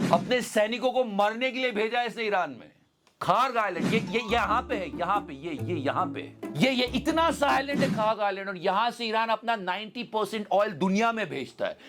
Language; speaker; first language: Hindi; native; Hindi